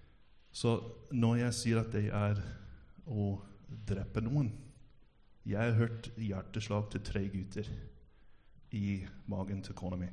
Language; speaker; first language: Norwegian; non-native, fluent; English